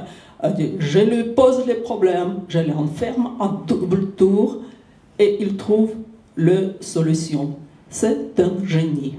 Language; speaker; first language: French; non-native, fluent; Russian